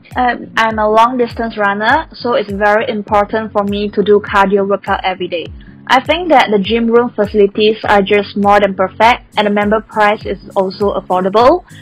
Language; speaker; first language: English; non-native, local second language; Chinese